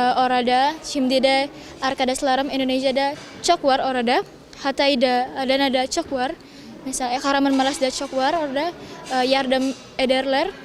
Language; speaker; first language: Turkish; non-native, learner; Indonesian